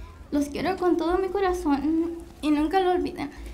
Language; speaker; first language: Spanish; early bilingual, heritage; Spanish